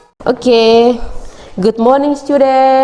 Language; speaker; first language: English; non-native, learner; Indonesian